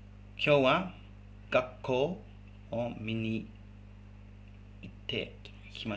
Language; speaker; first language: Japanese; non-native, fluent; English